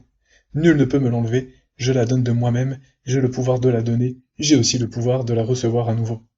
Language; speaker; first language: French; native; French